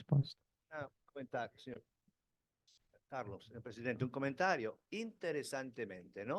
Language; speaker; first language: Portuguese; non-native, learner; Spanish